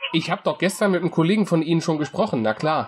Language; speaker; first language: German; native; German